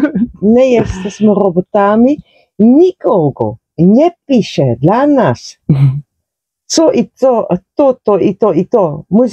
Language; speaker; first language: Polish; non-native, learner; Dutch